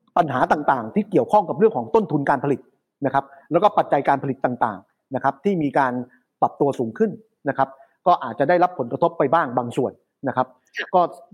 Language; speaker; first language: Thai; native; Thai